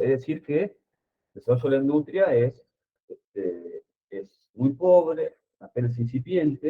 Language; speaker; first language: Spanish; native; Spanish